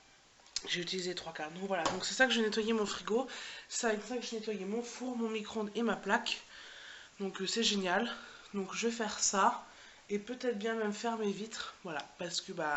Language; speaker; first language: French; native; French